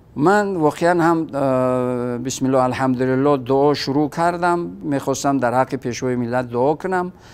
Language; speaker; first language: Tajik; native; Tajik